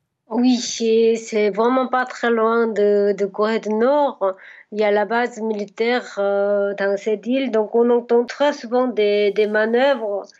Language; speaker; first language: French; non-native, fluent; Korean